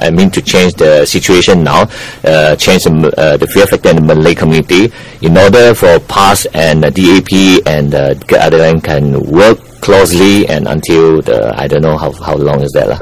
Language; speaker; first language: English; non-native, local second language; Chinese